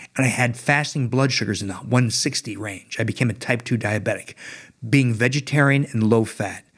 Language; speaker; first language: English; native; English